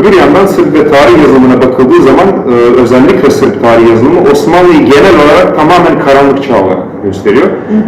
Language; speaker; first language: Turkish; non-native, fluent; Bosnian